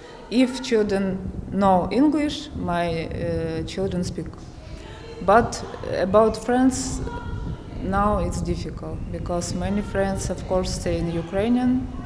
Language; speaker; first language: English; non-native, learner; Ukrainian